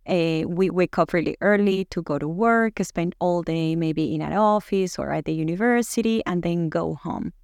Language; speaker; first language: English; non-native, fluent; Spanish